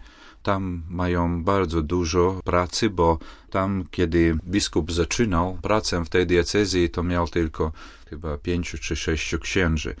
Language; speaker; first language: Polish; non-native, fluent; Latvian